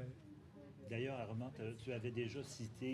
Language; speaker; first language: French; native; French